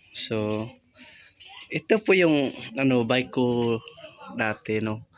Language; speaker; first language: Filipino; non-native, local second language; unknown